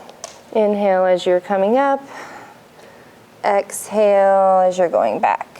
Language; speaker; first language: English; native; English